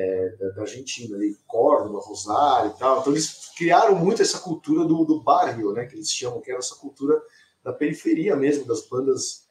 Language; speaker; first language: Portuguese; native; Portuguese